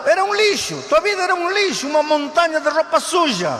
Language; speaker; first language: Portuguese; non-native, fluent; Spanish